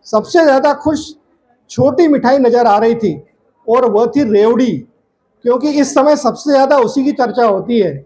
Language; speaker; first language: Hindi; non-native, local second language; Marathi